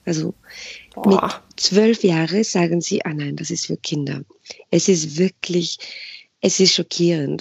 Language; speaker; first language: German; non-native, fluent; Spanish